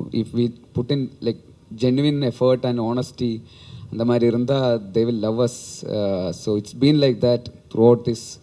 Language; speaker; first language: Tamil; non-native, learner; Malayalam